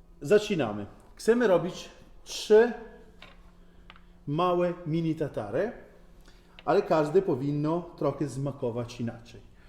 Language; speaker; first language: Polish; non-native, learner; Italian